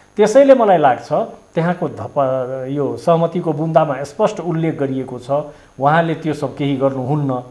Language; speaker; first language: Nepali; non-native, local second language; Maithili